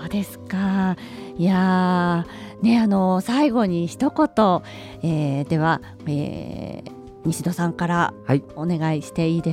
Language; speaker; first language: Japanese; native; Japanese